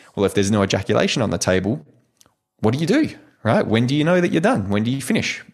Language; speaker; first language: English; native; English